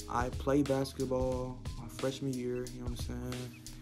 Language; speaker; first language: English; native; English